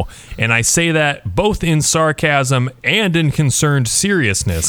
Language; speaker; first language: English; native; English